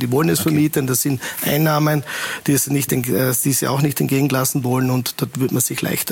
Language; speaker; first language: German; native; German